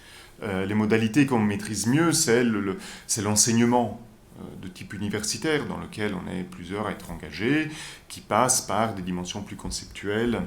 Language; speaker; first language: French; native; French